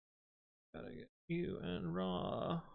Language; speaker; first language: English; native; English